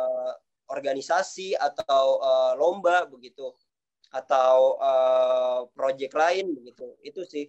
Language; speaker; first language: Indonesian; native; Indonesian